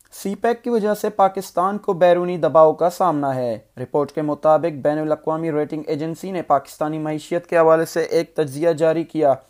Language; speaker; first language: Urdu; non-native, local second language; Baluchi